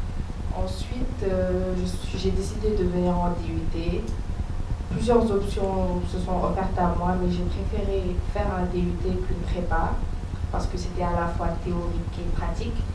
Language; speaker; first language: French; non-native, local second language; Wolof